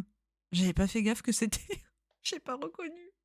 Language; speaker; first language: French; native; French